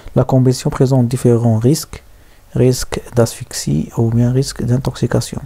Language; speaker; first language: French; non-native, local second language; Arabic